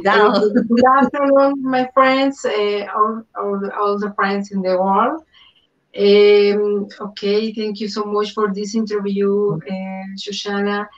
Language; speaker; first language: English; non-native, learner; Spanish